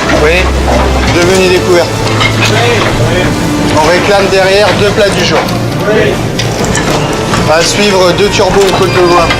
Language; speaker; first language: French; native; French